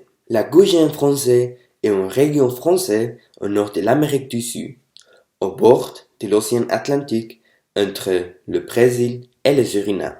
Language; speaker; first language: French; non-native, learner; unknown